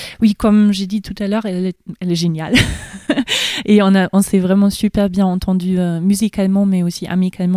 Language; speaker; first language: French; non-native, fluent; German